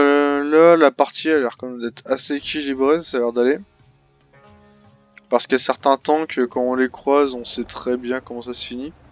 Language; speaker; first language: French; native; French